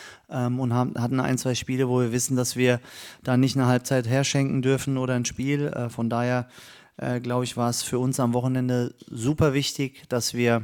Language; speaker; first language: German; native; German